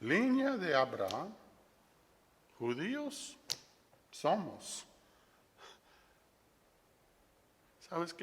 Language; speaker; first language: Spanish; non-native, fluent; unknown